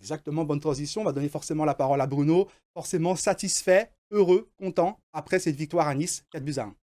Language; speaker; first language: French; native; French